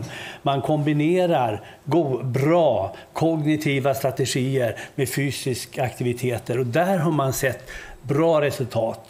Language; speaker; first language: Swedish; native; Swedish